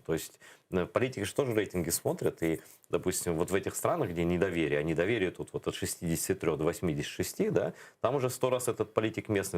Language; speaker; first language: Russian; native; Russian